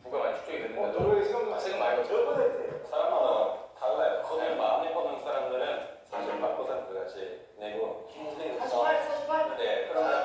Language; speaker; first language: Korean; non-native, fluent; Norwegian